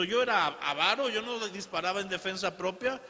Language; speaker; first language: Spanish; native; Spanish